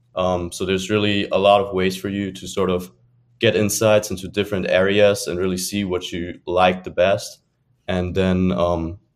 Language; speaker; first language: English; non-native, fluent; German